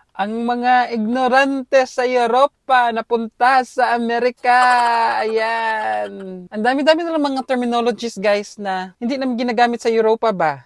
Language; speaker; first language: Filipino; native; Filipino